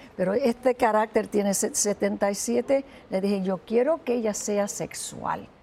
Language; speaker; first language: Spanish; native; Spanish